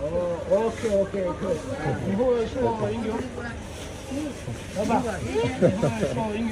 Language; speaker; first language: Chinese; non-native, learner; Kinyarwanda